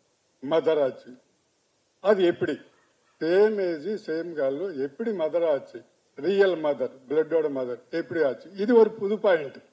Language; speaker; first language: Tamil; non-native, learner; Telugu